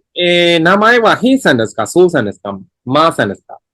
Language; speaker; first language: Japanese; non-native, fluent; Burmese